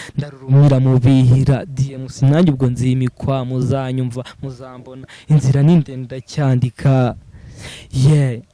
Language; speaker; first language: Kinyarwanda; native; Kinyarwanda